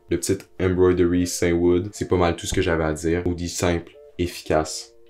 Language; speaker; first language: French; native; French